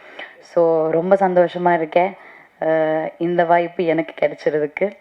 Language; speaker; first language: Tamil; non-native, learner; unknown